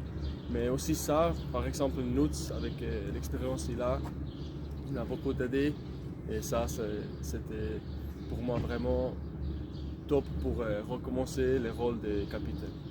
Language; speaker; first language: French; non-native, local second language; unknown